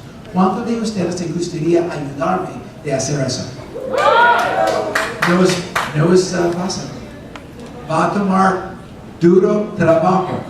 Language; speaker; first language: Spanish; non-native, fluent; English